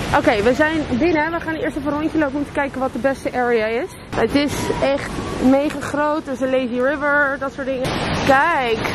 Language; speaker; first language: Dutch; early bilingual, other home language; Russian